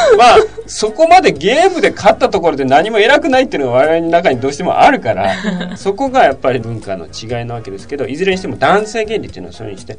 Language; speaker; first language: Japanese; native; Japanese